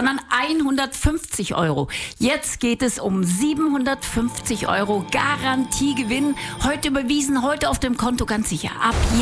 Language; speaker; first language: German; native; German